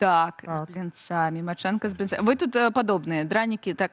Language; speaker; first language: Belarusian; native; Belarusian